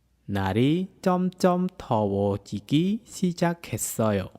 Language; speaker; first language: Korean; non-native, fluent; Khmer